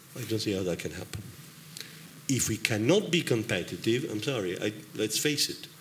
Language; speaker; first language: English; non-native, fluent; Italian